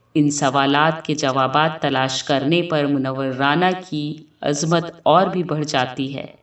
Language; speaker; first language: Urdu; native; Urdu